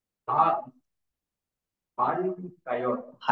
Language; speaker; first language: Korean; non-native, learner; Kyrgyz